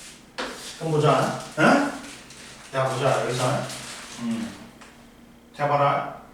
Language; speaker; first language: Korean; native; Korean